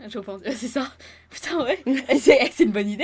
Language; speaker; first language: French; native; French